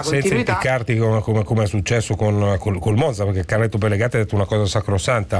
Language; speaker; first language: Italian; native; Italian